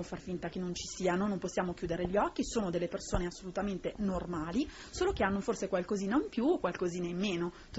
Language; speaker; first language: Italian; native; Italian